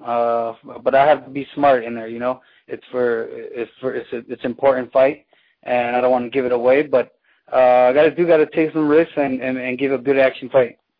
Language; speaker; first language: English; early bilingual, other home language; Spanish